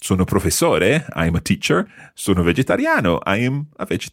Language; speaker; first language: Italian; non-native, fluent; English